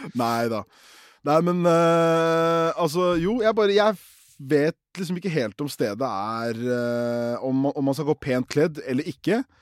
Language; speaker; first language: Norwegian; early bilingual, other home language; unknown